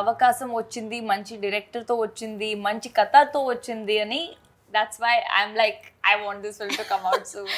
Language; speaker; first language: Telugu; non-native, fluent; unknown